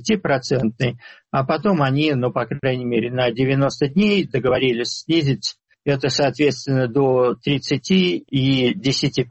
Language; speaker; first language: Russian; native; Russian